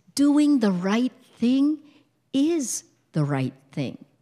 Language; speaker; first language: English; early bilingual, other home language; Filipino